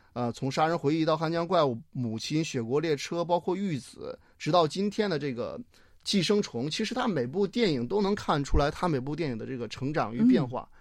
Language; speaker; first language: Chinese; native; Chinese